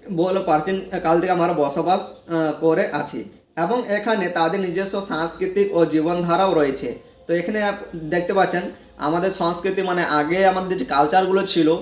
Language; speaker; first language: Bangla; non-native, local second language; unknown